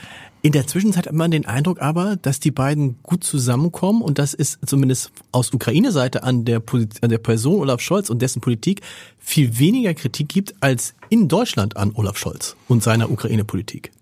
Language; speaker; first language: German; native; German